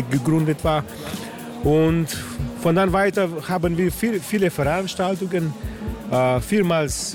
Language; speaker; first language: German; non-native, learner; Slovenian